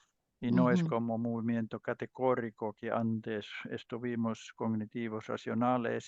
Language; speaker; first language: Spanish; non-native, learner; Finnish